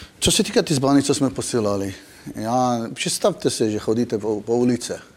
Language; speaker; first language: Czech; non-native, fluent; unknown